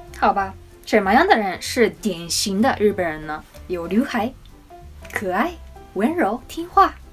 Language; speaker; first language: Chinese; non-native, fluent; Japanese